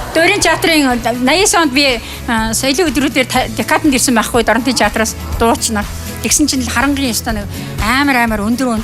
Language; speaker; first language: Mongolian; native; Mongolian